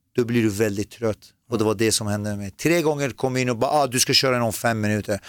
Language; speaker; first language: Swedish; early bilingual, other home language; Persian